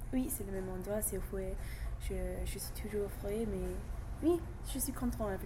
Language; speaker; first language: French; non-native, learner; English